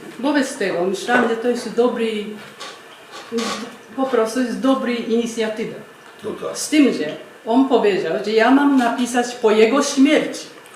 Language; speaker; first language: Polish; non-native, fluent; Japanese